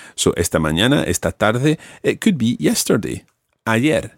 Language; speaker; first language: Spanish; non-native, fluent; English